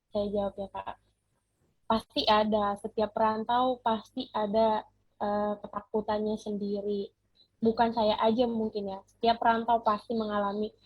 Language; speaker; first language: Indonesian; non-native, local second language; Batak Toba